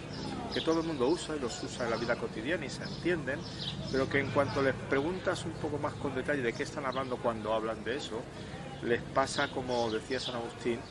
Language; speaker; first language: Spanish; native; Spanish